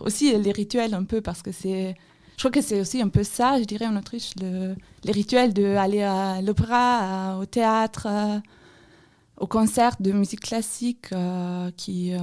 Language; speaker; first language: French; non-native, fluent; German